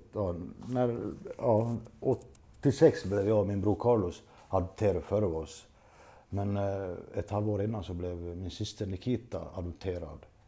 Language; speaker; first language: Swedish; early bilingual, other home language; Portuguese